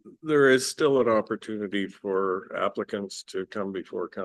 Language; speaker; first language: English; native; English